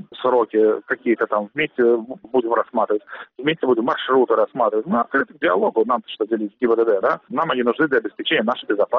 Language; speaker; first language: Russian; native; Russian